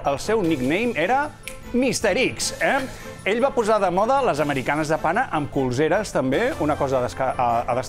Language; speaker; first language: Catalan; native; Catalan